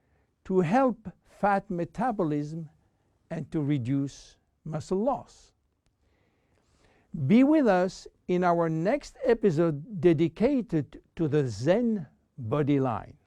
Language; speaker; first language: English; non-native, fluent; French